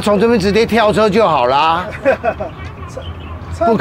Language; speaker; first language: Chinese; native; Chinese